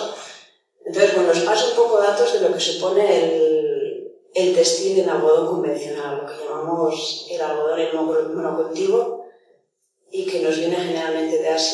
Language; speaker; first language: Spanish; native; Spanish